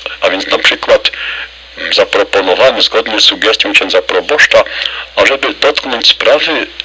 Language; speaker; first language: Polish; native; Polish